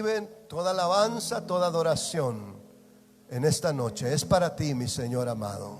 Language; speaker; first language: Spanish; native; Spanish